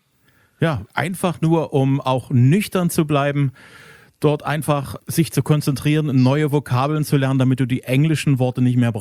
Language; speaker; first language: German; native; German